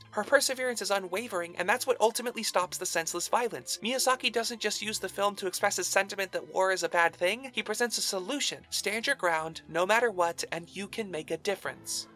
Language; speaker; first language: English; native; English